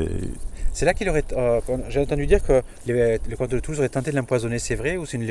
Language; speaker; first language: French; native; French